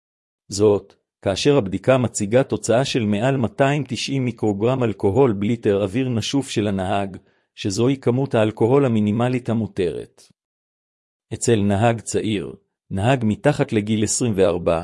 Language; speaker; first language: Hebrew; native; Hebrew